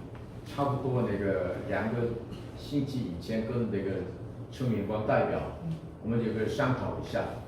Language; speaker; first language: Chinese; non-native, fluent; Korean